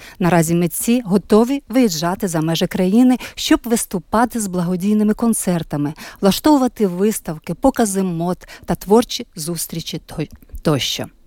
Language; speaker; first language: Ukrainian; native; Ukrainian